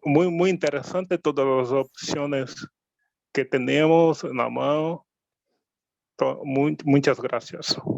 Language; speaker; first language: Spanish; non-native, learner; Portuguese